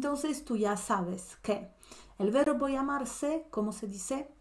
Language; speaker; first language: Spanish; non-native, fluent; Polish